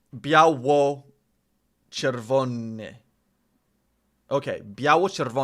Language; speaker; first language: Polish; non-native, learner; English